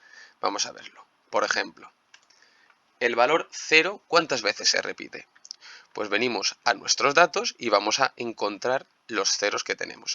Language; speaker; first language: Spanish; native; Spanish